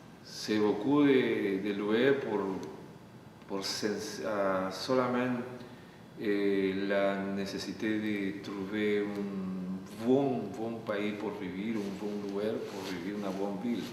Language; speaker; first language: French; non-native, learner; Spanish